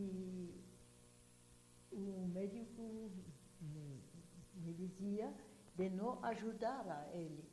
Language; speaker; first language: Portuguese; non-native, fluent; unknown